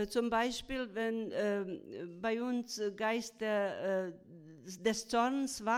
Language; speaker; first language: German; non-native, fluent; Croatian